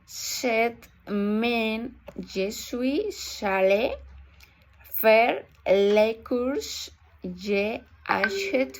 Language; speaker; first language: French; non-native, learner; Spanish